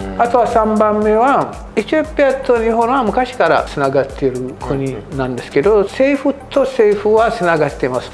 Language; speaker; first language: Japanese; non-native, fluent; Amharic